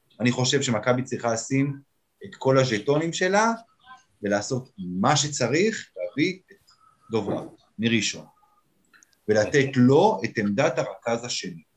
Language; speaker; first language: Hebrew; native; Hebrew